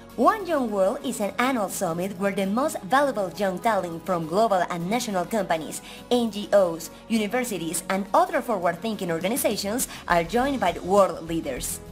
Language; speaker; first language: English; non-native, fluent; Spanish